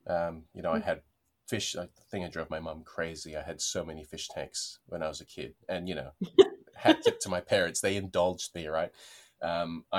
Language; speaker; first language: English; native; English